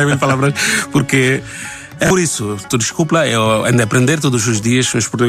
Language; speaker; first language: Portuguese; non-native, learner; Bangla